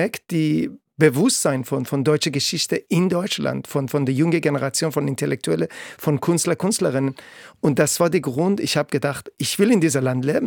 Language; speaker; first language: German; non-native, fluent; Persian